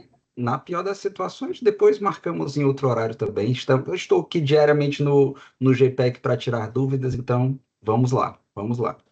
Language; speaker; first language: Portuguese; native; Portuguese